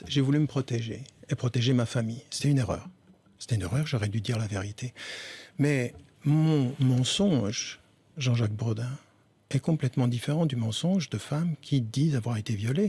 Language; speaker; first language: French; early bilingual, other home language; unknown